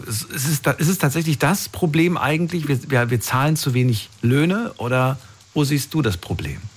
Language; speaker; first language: German; native; German